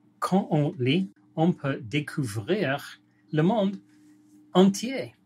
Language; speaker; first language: French; non-native, learner; English